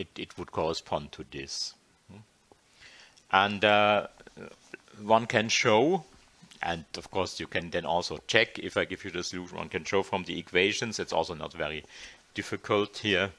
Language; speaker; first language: English; non-native, fluent; German